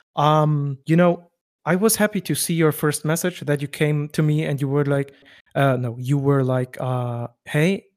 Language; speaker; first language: English; non-native, fluent; German